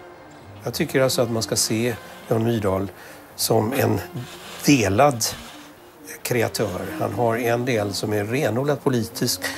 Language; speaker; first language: Swedish; native; Swedish